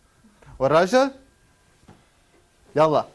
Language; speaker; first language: Arabic; native; Arabic